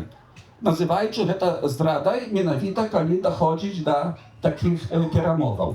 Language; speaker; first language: Polish; non-native, local second language; Belarusian